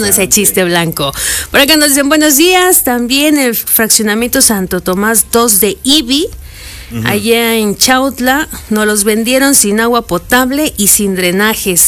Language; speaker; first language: Spanish; native; Spanish